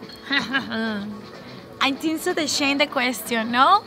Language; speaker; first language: English; non-native, learner; Spanish